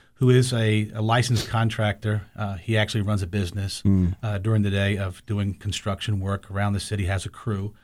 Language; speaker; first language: English; native; English